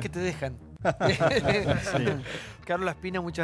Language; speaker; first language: Spanish; native; Spanish